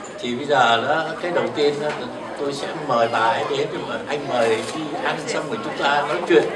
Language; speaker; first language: Vietnamese; native; Vietnamese